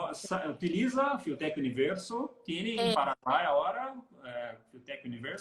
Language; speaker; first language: Spanish; non-native, learner; Portuguese